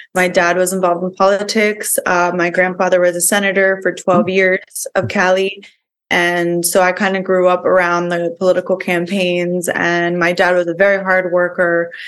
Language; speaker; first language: English; early bilingual, other home language; Spanish